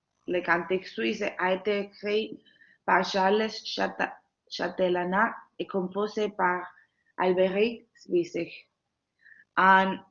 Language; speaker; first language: French; non-native, learner; Spanish